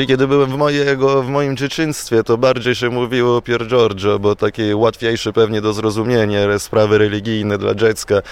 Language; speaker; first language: Polish; non-native, fluent; Italian